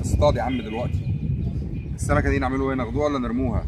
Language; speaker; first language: Arabic; native; Arabic